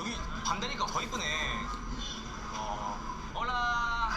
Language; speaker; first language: Korean; native; Korean